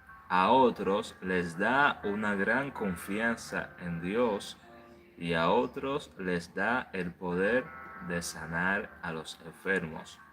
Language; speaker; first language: Spanish; native; Spanish